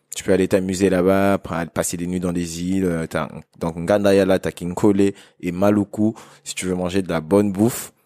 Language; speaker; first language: French; non-native, local second language; Lingala